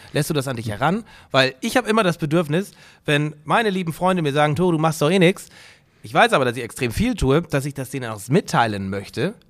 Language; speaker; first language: German; native; German